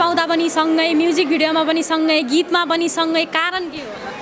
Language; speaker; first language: Nepali; native; Nepali